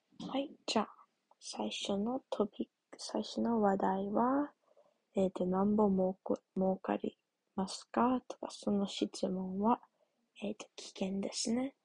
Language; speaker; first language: Japanese; non-native, learner; English